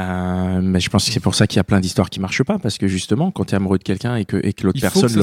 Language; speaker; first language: French; native; French